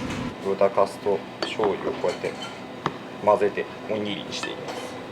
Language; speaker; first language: Japanese; native; Japanese